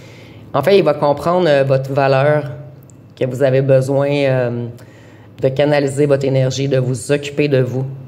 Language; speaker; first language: French; native; French